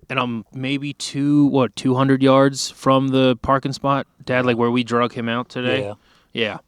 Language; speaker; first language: English; native; English